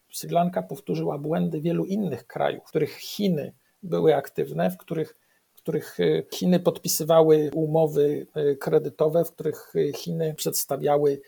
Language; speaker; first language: Polish; native; Polish